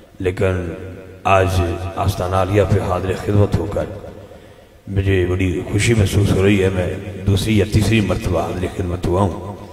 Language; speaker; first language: Urdu; non-native, local second language; Punjabi